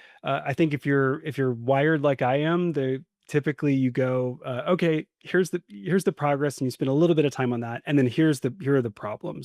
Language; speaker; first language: English; native; English